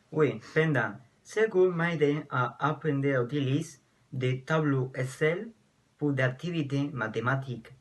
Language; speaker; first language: French; non-native, learner; Spanish